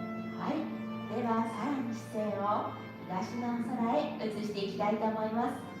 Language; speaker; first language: Japanese; native; Japanese